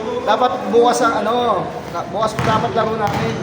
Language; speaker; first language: Filipino; native; Filipino